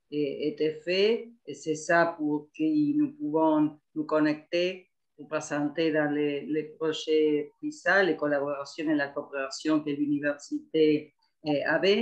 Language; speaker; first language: French; non-native, fluent; Spanish